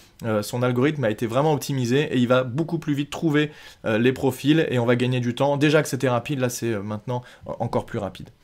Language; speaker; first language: French; native; French